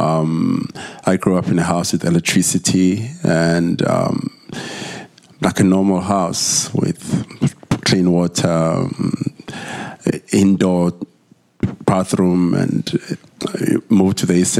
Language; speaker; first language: English; non-native, local second language; Zulu